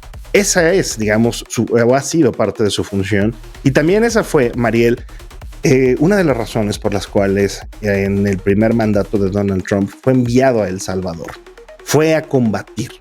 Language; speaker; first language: Spanish; native; Spanish